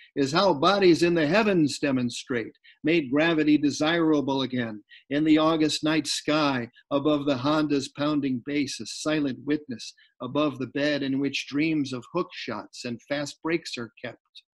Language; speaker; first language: English; native; English